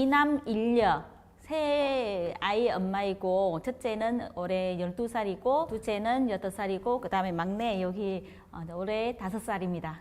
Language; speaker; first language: Korean; non-native, learner; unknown